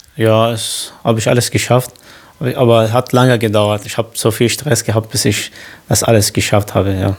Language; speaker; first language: German; non-native, learner; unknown